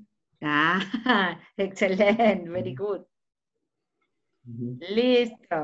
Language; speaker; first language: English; non-native, learner; Spanish